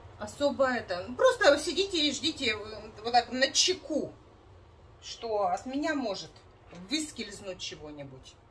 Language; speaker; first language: Russian; native; Russian